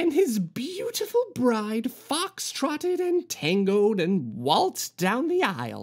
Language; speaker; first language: English; native; English